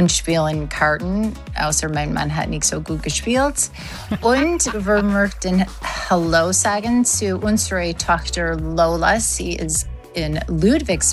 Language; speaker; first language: German; non-native, learner; English